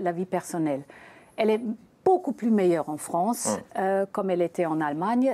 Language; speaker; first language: French; non-native, fluent; German